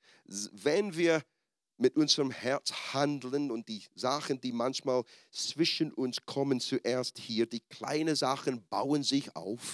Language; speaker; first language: German; non-native, fluent; English